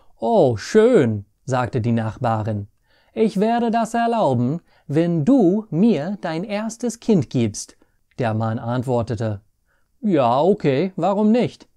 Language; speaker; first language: German; non-native, fluent; English